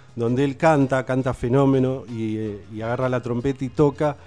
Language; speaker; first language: Spanish; native; Spanish